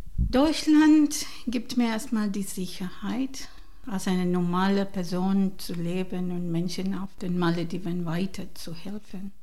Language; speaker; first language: German; non-native, learner; Divehi